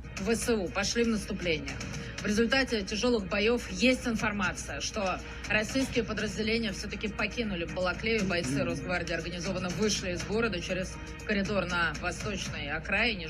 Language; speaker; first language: Russian; native; Russian